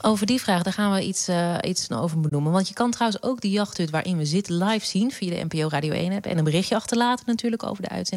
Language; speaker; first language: Dutch; native; Dutch